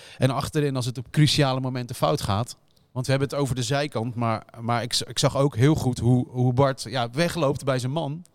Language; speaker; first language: Dutch; native; Dutch